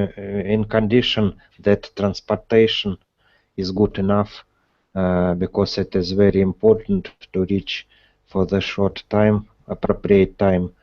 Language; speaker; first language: English; non-native, learner; Russian